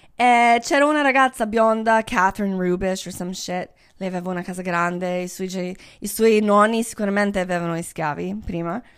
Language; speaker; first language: Italian; non-native, fluent; English